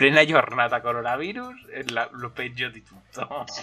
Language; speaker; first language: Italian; non-native, learner; Spanish